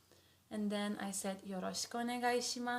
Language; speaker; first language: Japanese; non-native, fluent; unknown